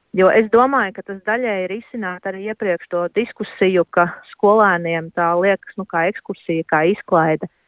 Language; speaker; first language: Latvian; native; Latvian